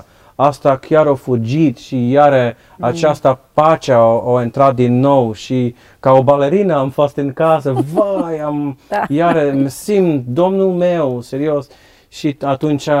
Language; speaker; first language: Romanian; non-native, learner; Dutch